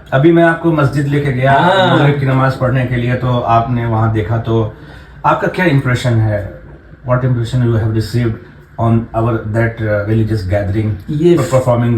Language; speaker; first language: Hindi; native; Hindi